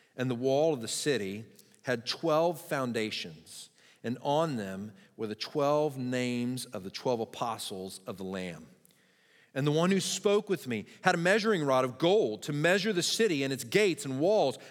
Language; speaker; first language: English; native; English